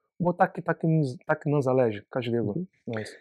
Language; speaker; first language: Polish; non-native, learner; Portuguese